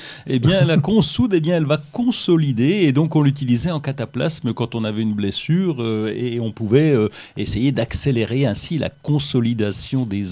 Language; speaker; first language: French; native; French